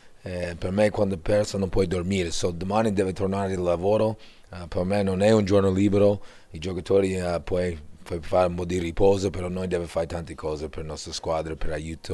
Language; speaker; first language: Italian; non-native, learner; English